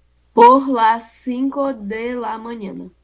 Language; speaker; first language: Spanish; non-native, learner; Portuguese